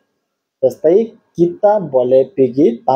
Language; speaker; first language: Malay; non-native, learner; Nepali